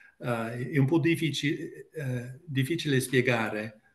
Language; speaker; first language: Italian; non-native, learner; English